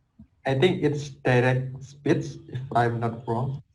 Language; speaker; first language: English; non-native, learner; Indonesian